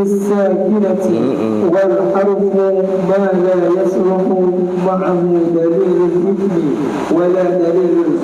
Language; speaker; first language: Arabic; non-native, learner; Indonesian